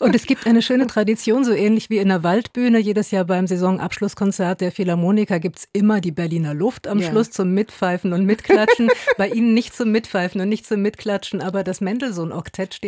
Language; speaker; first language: German; native; German